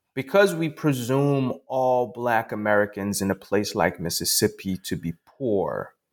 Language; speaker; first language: English; non-native, local second language; Akan